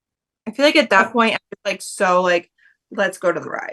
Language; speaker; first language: English; native; English